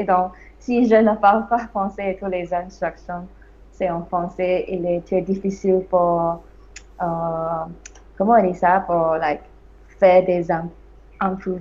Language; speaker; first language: French; non-native, learner; English